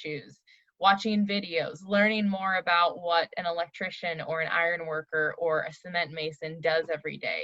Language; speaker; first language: English; native; English